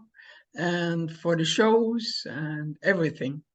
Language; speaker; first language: English; non-native, learner; German